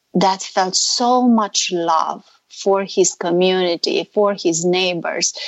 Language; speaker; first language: English; non-native, fluent; Romanian